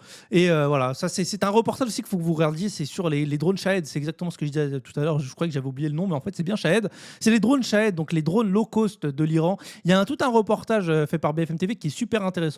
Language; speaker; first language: French; native; French